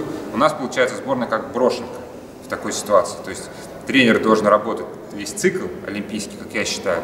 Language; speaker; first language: Russian; native; Russian